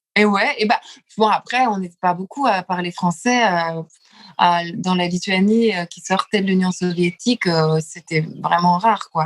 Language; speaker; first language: French; early bilingual, other home language; Lithuanian